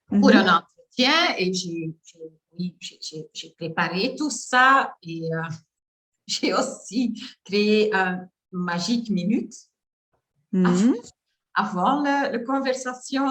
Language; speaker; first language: French; non-native, learner; Dutch